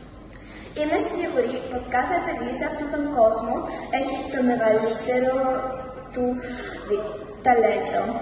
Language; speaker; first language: Greek; non-native, learner; Russian